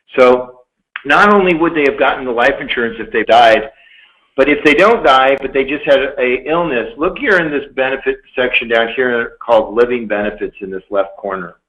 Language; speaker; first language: English; native; English